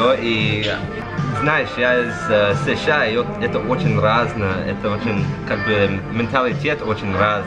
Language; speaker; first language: Russian; non-native, learner; English